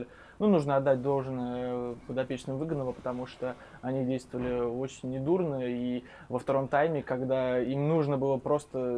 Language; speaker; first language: Russian; native; Russian